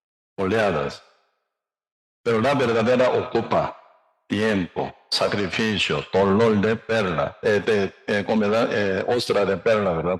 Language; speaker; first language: Spanish; non-native, learner; Korean